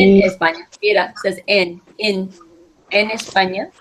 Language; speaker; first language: Spanish; non-native, fluent; English